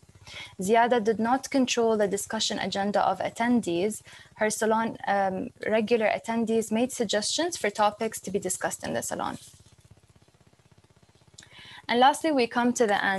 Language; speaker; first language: English; non-native, fluent; Arabic